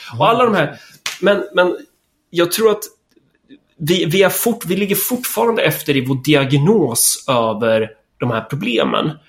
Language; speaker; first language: Swedish; native; Swedish